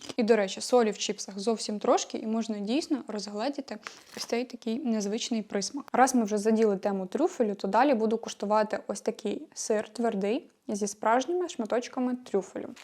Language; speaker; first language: Ukrainian; non-native, local second language; Russian